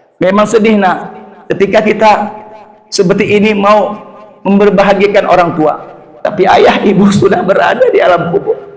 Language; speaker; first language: Indonesian; non-native, local second language; Achinese